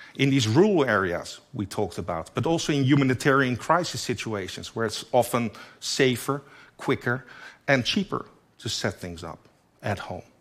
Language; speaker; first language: English; non-native, fluent; Dutch